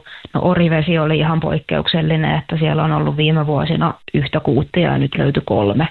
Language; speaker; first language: Finnish; native; Finnish